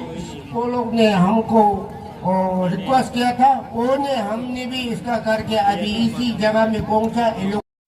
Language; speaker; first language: Hindi; non-native, local second language; Bodo